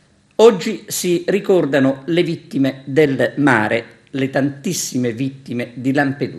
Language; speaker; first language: Italian; native; Italian